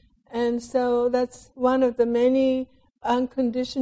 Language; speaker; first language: English; non-native, fluent; Japanese